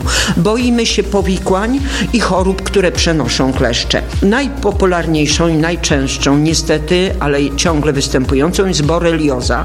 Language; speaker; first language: Polish; native; Polish